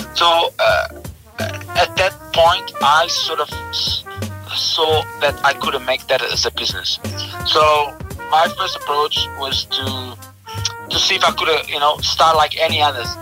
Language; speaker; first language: English; non-native, fluent; Portuguese